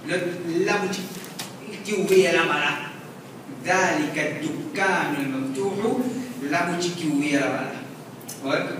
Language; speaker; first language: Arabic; non-native, fluent; Morisyen